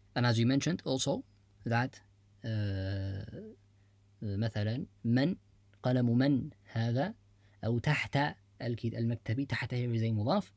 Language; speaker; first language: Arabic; non-native, fluent; English